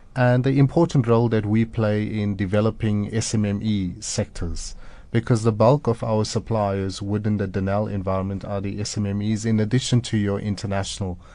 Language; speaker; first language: English; native; English